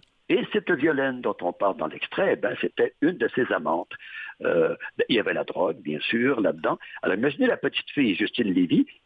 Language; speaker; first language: French; native; French